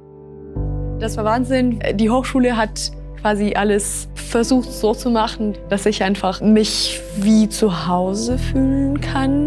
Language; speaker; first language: German; non-native, fluent; Ukrainian